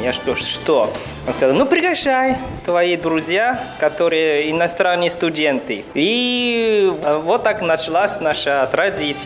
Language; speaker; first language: Russian; non-native, fluent; Chinese